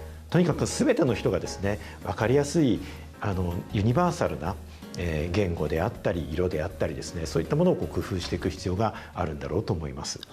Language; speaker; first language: Japanese; native; Japanese